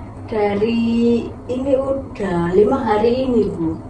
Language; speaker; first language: Indonesian; native; Indonesian